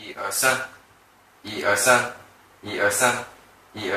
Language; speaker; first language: Chinese; native; Chinese